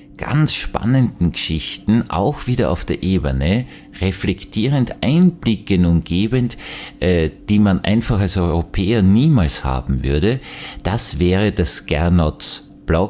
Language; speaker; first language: German; native; German